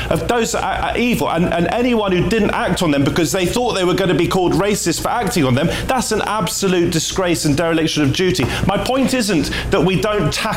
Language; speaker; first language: English; native; English